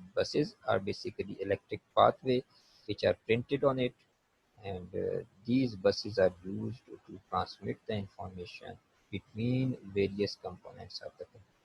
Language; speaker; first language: English; non-native, local second language; Urdu